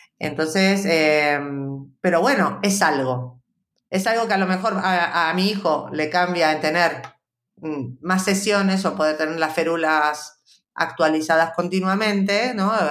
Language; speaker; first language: Spanish; native; Spanish